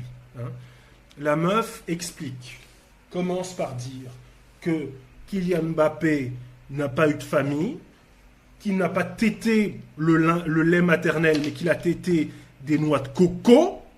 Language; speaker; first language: French; native; French